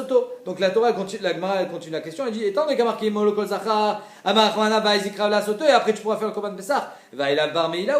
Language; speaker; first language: French; native; French